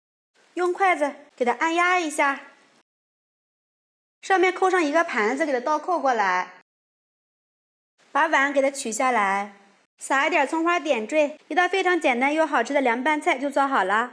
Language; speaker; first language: Chinese; native; Chinese